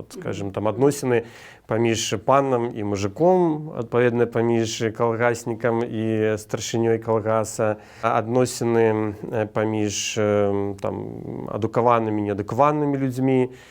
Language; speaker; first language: Belarusian; native; Belarusian